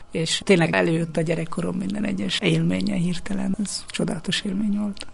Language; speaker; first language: Hungarian; native; Hungarian